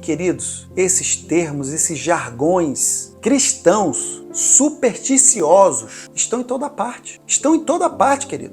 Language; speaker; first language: Portuguese; native; Portuguese